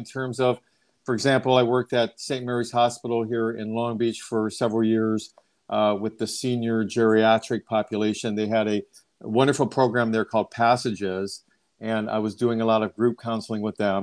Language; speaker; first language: English; native; English